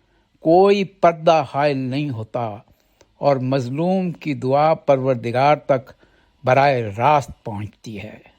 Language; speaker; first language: Urdu; native; Urdu